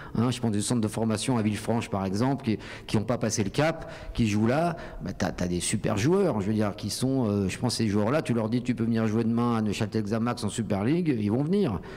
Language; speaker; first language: French; native; French